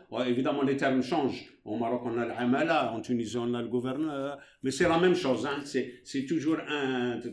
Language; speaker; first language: French; non-native, local second language; Arabic